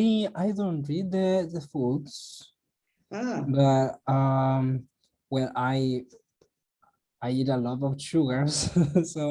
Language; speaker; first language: English; non-native, learner; Spanish